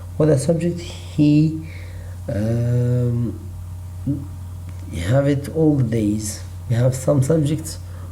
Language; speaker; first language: English; non-native, learner; Arabic